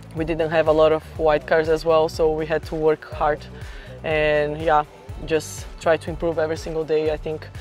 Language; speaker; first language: English; non-native, fluent; Portuguese